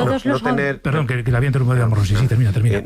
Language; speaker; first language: Spanish; native; Spanish